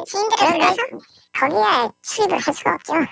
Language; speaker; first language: Korean; native; Korean